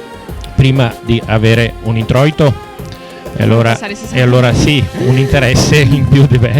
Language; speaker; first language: Italian; native; Italian